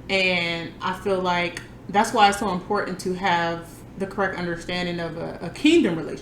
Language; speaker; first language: English; native; English